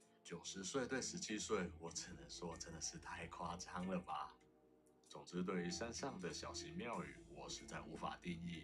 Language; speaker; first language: Chinese; native; Chinese